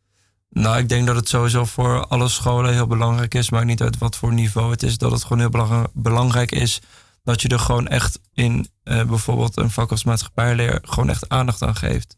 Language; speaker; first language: Dutch; native; Dutch